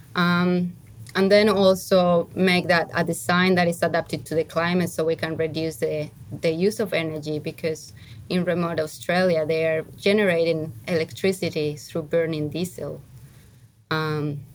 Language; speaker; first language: English; non-native, fluent; Spanish